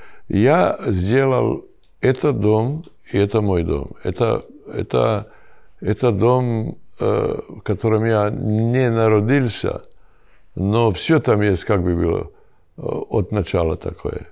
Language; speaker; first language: Russian; non-native, learner; Serbian